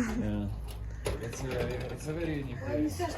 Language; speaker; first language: English; non-native, fluent; Russian